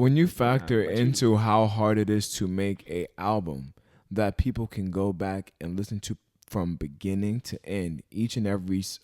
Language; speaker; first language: English; native; English